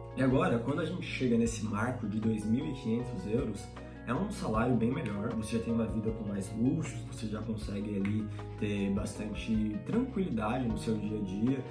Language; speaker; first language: Portuguese; native; Portuguese